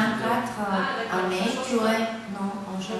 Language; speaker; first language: French; non-native, fluent; Bulgarian